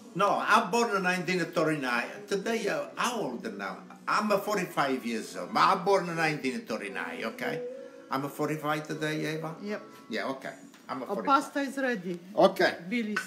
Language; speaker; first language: English; non-native, learner; Italian